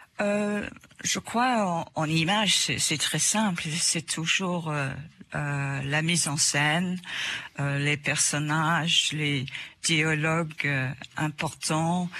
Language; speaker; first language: French; non-native, fluent; English